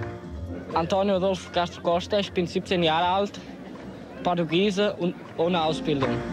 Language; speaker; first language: German; non-native, learner; Portuguese